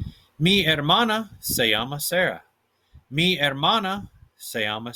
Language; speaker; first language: Spanish; non-native, fluent; English